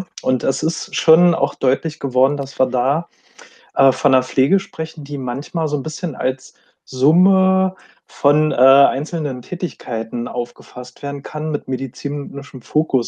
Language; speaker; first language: German; native; German